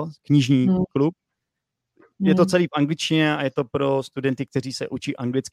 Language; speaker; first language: Czech; native; Czech